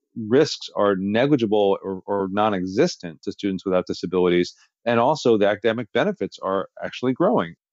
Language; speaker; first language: English; native; English